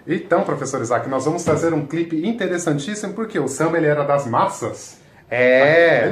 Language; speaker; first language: Portuguese; native; Portuguese